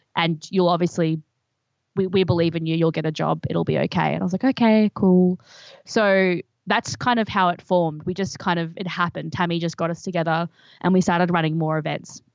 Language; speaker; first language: English; native; English